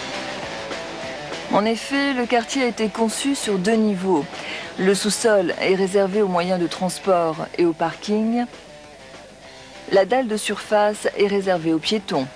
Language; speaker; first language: French; native; French